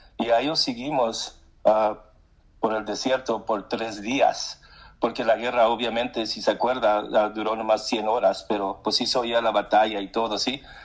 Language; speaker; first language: Spanish; early bilingual, heritage; Spanish